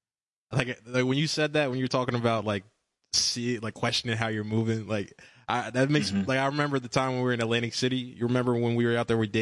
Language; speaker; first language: English; native; English